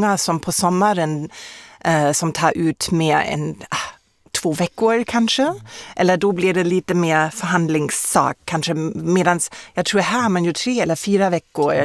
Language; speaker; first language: Swedish; non-native, fluent; German